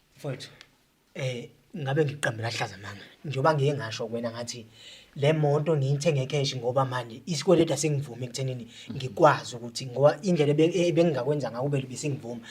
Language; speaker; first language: Zulu; native; Zulu